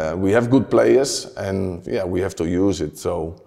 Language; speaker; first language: English; non-native, fluent; Dutch